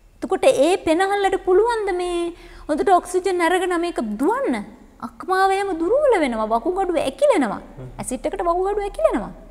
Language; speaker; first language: Sinhala; native; Sinhala